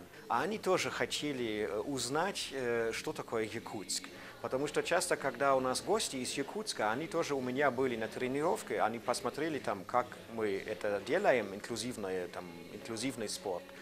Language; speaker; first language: Russian; non-native, fluent; German